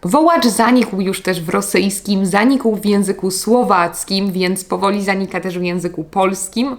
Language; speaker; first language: Polish; native; Polish